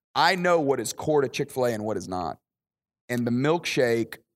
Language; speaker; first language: English; native; English